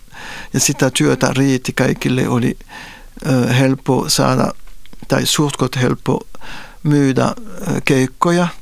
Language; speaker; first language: Finnish; non-native, fluent; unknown